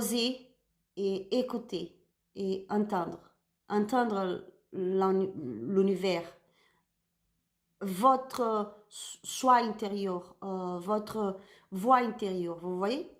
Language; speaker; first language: French; non-native, learner; Spanish